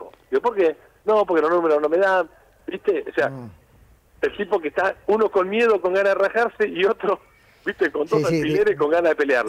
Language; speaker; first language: Spanish; native; Spanish